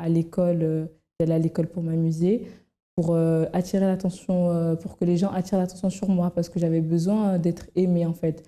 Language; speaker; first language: French; native; French